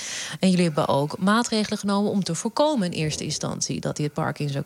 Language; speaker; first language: Dutch; native; Dutch